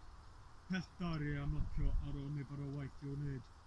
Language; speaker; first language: Welsh; non-native, learner; English